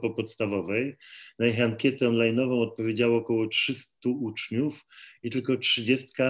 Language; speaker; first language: Polish; native; Polish